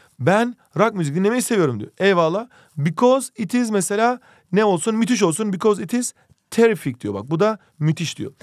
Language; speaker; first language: Turkish; native; Turkish